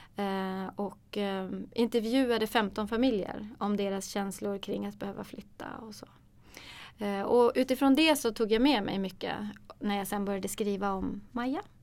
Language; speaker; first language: Swedish; native; Swedish